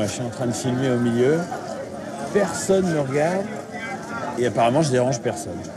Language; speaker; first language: French; native; French